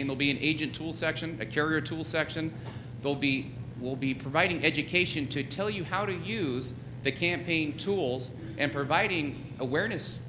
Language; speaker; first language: English; native; English